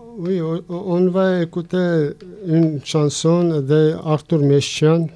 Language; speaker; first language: French; non-native, learner; Armenian